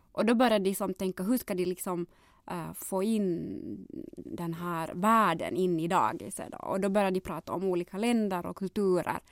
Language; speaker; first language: Swedish; native; Swedish